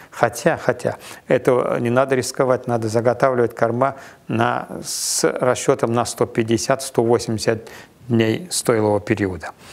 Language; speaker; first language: Russian; non-native, local second language; Kazakh